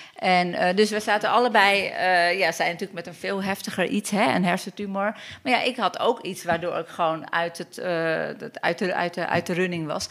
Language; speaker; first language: Dutch; early bilingual, other home language; Turkish